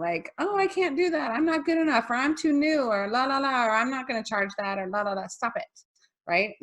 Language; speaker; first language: English; native; English